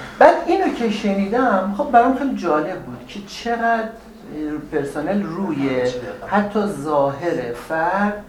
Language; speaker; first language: Persian; native; Persian